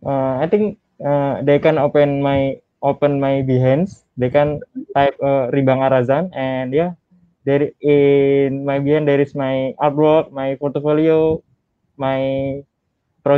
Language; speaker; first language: English; non-native, learner; Indonesian